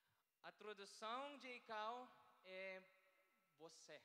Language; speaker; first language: Portuguese; non-native, learner; Filipino